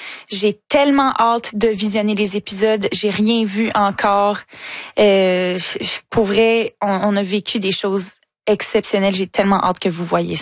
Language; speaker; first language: French; native; French